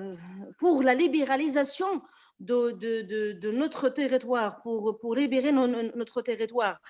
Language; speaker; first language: French; non-native, local second language; Arabic